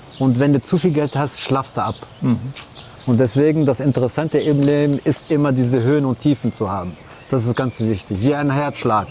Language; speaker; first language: German; early bilingual, other home language; Arabic